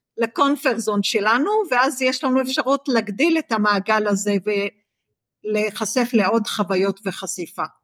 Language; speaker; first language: Hebrew; non-native, local second language; Arabic